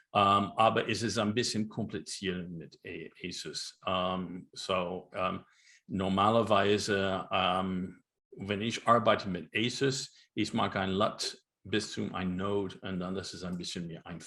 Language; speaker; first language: German; non-native, learner; English